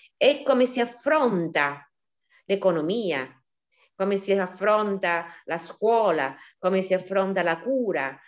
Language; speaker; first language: Italian; native; Italian